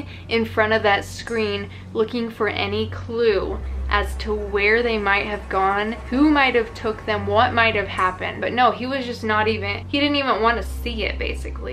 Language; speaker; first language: English; native; English